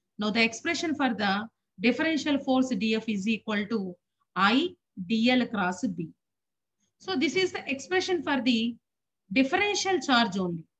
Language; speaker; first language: English; non-native, local second language; Telugu